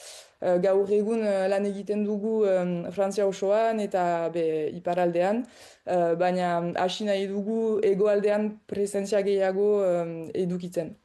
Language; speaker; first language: Basque; non-native, local second language; French